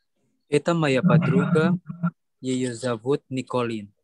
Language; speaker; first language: Russian; non-native, learner; Indonesian